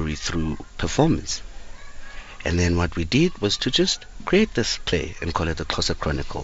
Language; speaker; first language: English; non-native, local second language; Xhosa